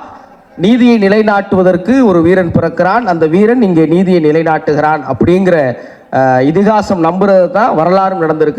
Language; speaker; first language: Tamil; native; Tamil